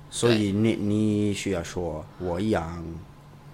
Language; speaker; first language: Chinese; non-native, learner; English